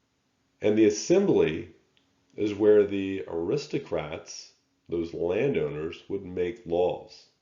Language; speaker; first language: English; native; English